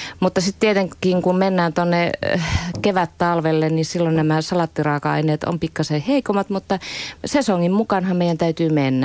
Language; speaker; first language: Finnish; native; Finnish